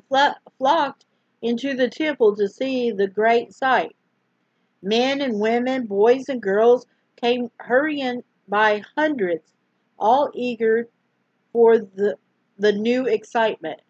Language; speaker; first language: English; native; English